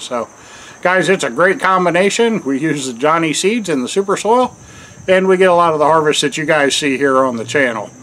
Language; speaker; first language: English; native; English